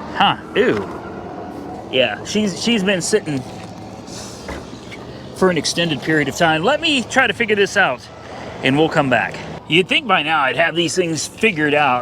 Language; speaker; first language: English; native; English